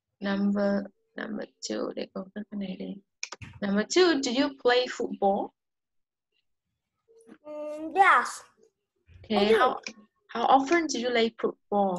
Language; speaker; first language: English; non-native, learner; Vietnamese